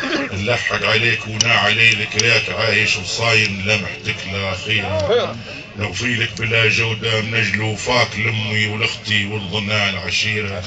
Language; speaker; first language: Arabic; native; Arabic